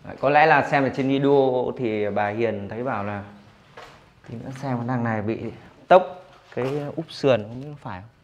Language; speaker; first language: Vietnamese; native; Vietnamese